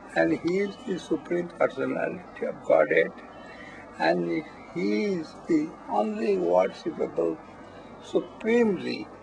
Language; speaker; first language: English; non-native, local second language; Bangla